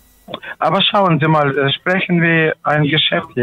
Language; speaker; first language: German; non-native, learner; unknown